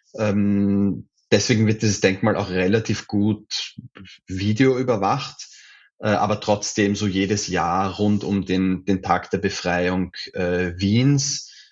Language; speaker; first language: German; native; German